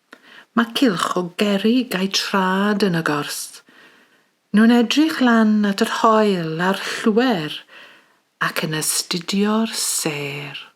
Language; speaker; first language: Welsh; native; Welsh